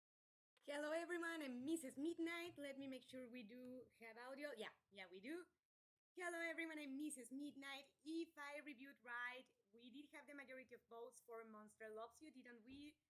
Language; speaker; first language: English; non-native, fluent; Spanish